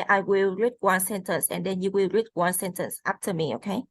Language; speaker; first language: English; non-native, fluent; Vietnamese